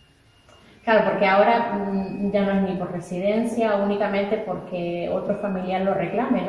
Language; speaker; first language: Spanish; native; Spanish